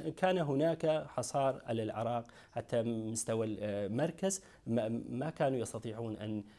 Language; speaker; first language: Arabic; non-native, local second language; Kurdish